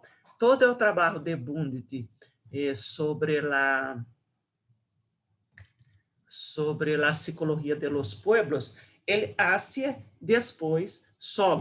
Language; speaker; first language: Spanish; non-native, fluent; Portuguese